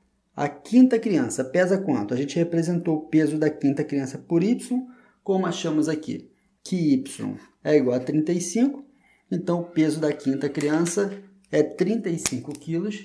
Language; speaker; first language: Portuguese; native; Portuguese